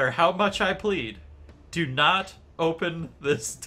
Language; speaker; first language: English; native; English